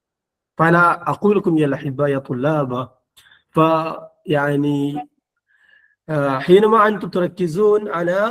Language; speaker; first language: Arabic; non-native, fluent; Malayalam